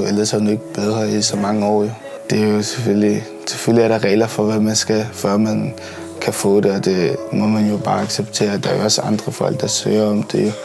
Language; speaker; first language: Danish; early bilingual, other home language; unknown